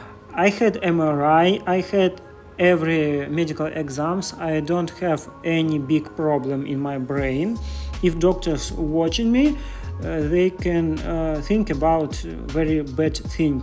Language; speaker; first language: English; non-native, learner; Russian